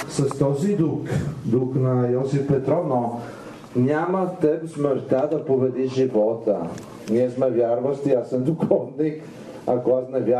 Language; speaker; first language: Bulgarian; non-native, fluent; Italian